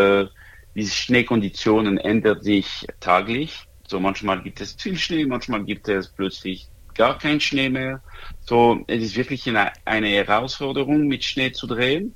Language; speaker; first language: German; non-native, local second language; French